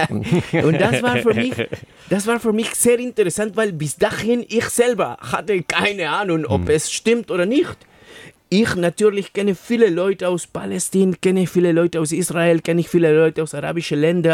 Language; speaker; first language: German; non-native, fluent; Spanish